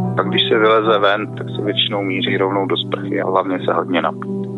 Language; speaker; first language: Czech; native; Czech